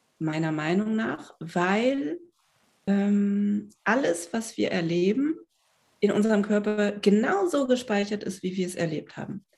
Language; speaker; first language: German; native; German